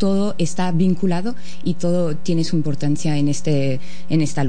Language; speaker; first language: Spanish; non-native, fluent; French